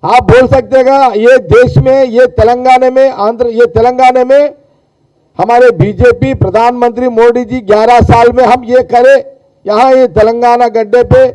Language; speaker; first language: Hindi; non-native, local second language; Telugu